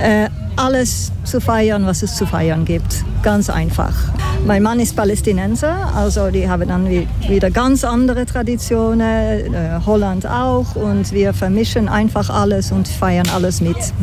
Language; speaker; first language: German; non-native, fluent; Dutch